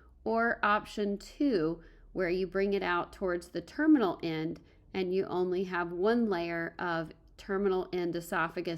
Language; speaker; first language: English; native; English